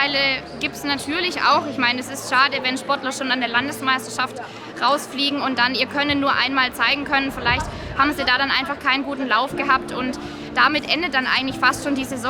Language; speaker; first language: German; native; German